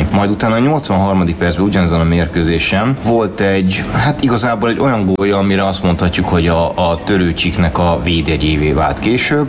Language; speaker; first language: Hungarian; native; Hungarian